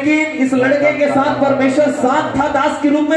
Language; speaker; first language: Hindi; native; Hindi